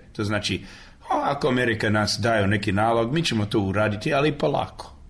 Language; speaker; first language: Serbian; early bilingual, other home language; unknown